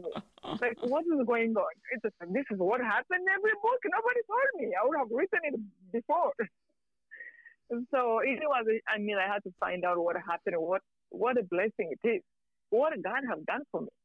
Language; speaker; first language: English; non-native, local second language; Kinyarwanda